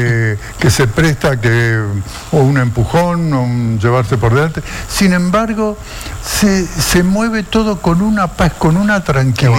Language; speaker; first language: Spanish; native; Spanish